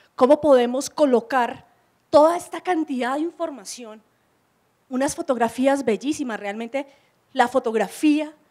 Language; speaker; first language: Spanish; native; Spanish